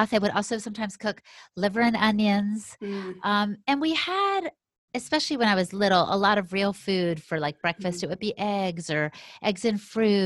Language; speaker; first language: English; native; English